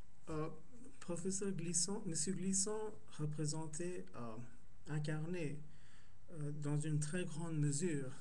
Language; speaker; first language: French; non-native, fluent; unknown